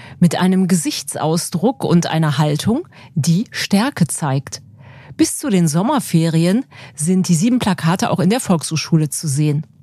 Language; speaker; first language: German; native; German